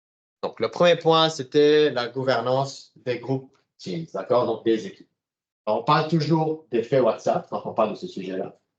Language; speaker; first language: French; native; French